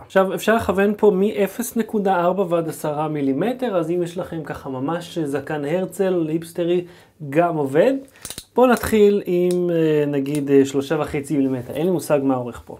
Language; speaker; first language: Hebrew; native; Hebrew